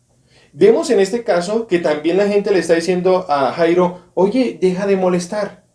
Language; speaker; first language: Spanish; native; Spanish